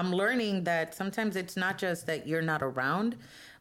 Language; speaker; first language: English; non-native, fluent; Spanish